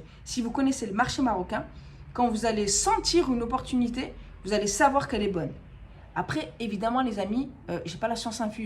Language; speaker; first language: French; native; French